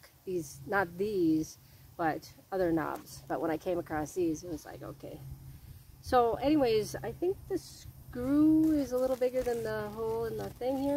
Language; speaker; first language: English; native; English